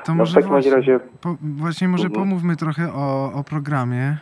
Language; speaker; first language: Polish; native; Polish